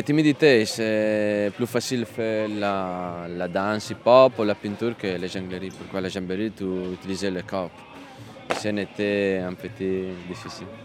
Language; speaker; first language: French; non-native, learner; Italian